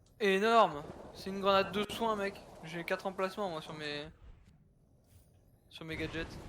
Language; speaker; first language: French; native; French